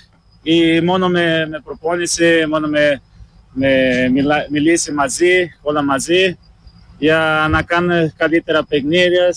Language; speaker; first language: Greek; non-native, learner; Portuguese